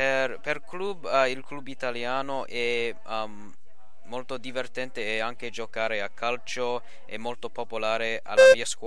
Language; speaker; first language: Italian; non-native, learner; English